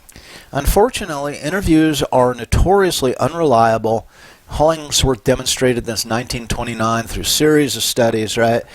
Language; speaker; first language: English; native; English